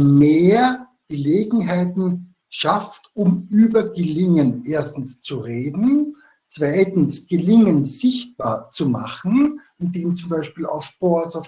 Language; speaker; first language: German; native; German